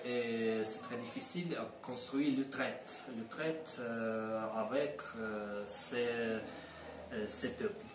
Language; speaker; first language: French; non-native, learner; Ukrainian